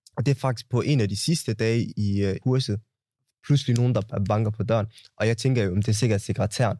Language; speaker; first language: Danish; early bilingual, other home language; Somali